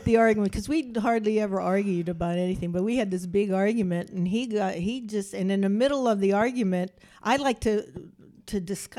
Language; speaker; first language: English; native; English